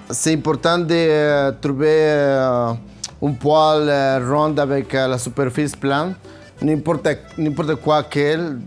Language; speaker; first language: French; non-native, learner; Spanish